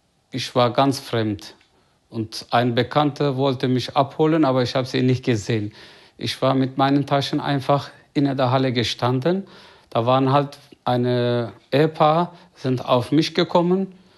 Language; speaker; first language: German; non-native, fluent; Turkish